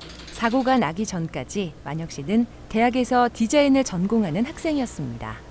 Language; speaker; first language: Korean; native; Korean